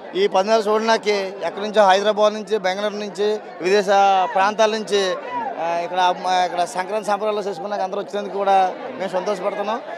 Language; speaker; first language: Telugu; native; Telugu